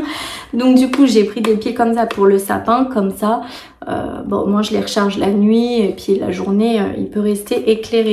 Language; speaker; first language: French; native; French